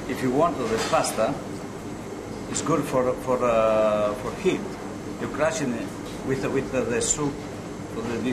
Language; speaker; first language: English; non-native, learner; Italian